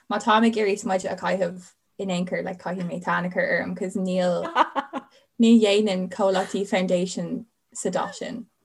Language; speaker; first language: Irish; non-native, local second language; English